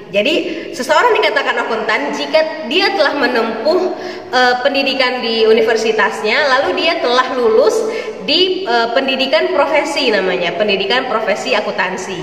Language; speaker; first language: Indonesian; native; Indonesian